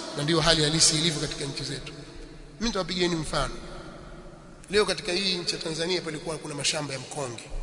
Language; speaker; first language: Swahili; native; Swahili